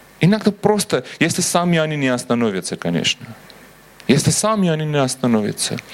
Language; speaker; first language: Russian; non-native, local second language; Armenian